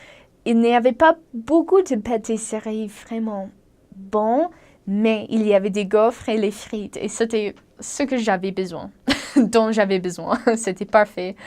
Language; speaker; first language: French; non-native, fluent; English